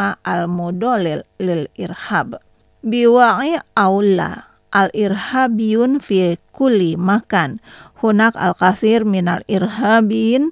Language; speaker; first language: Arabic; non-native, fluent; Indonesian